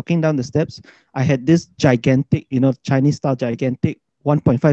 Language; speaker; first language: English; native; English